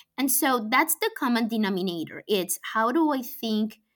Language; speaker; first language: English; non-native, fluent; Spanish